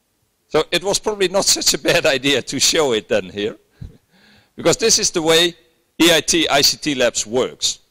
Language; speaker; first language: English; non-native, fluent; Dutch